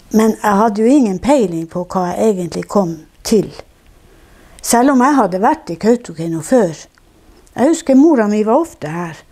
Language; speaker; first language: Norwegian; native; Norwegian